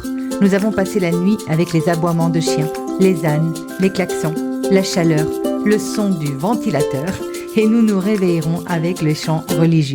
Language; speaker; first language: French; native; French